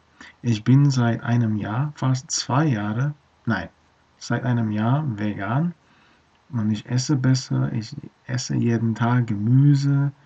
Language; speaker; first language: German; non-native, learner; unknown